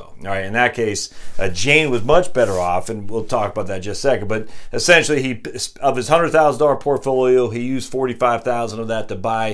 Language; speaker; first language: English; native; English